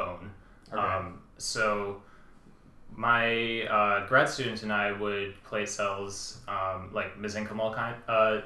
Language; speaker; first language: English; native; English